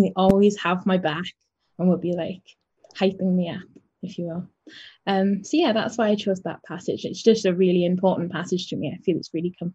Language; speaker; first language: English; native; English